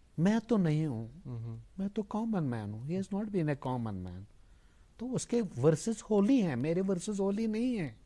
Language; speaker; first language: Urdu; non-native, local second language; Kashmiri